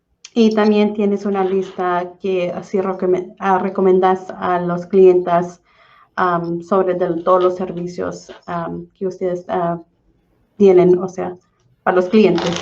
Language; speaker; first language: Spanish; early bilingual, heritage; Spanish